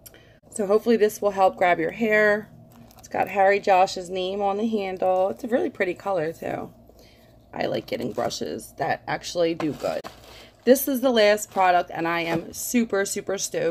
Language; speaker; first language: English; native; English